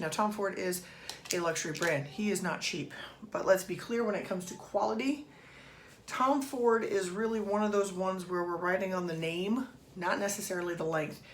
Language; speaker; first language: English; native; English